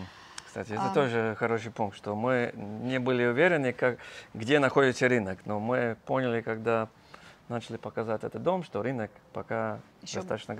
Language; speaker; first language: Russian; non-native, learner; English